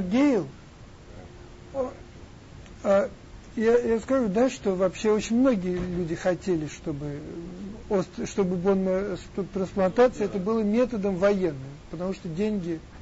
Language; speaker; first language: Russian; native; Russian